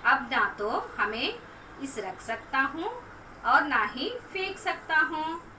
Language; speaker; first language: Hindi; non-native, local second language; Telugu